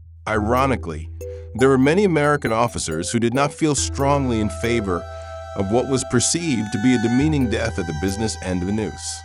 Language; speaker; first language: English; native; English